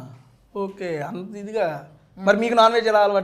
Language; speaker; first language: Telugu; native; Telugu